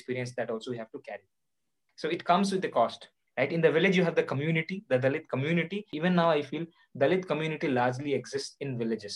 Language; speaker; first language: English; non-native, local second language; Odia